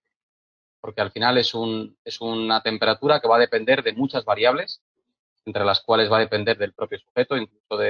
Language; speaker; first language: Spanish; native; Spanish